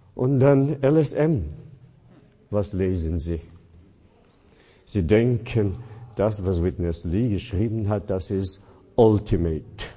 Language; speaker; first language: German; non-native, fluent; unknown